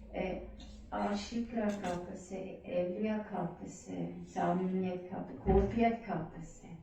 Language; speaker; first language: Turkish; non-native, learner; German